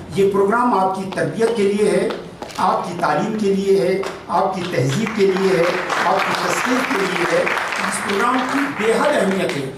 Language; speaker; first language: Urdu; native; Urdu